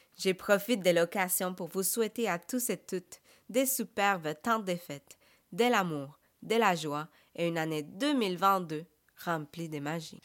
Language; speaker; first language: French; non-native, fluent; Spanish